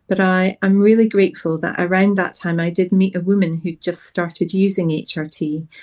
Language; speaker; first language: English; native; English